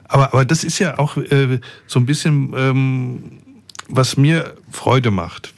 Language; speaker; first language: German; native; German